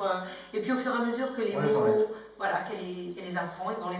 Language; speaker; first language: French; native; French